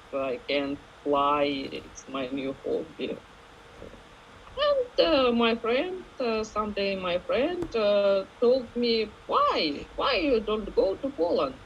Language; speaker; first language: English; non-native, fluent; Ukrainian